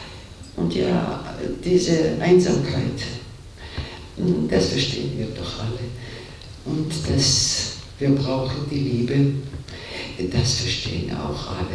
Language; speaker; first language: German; non-native, fluent; Georgian